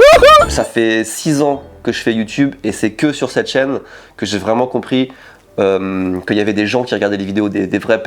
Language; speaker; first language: French; native; French